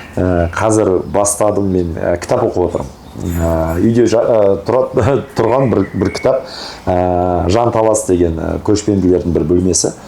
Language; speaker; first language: Kazakh; early bilingual, heritage; Kazakh